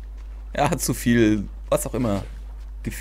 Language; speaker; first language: German; native; German